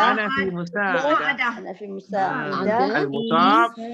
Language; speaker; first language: Arabic; non-native, fluent; Malay